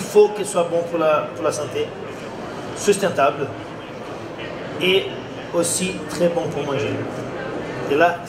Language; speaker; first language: French; non-native, learner; Portuguese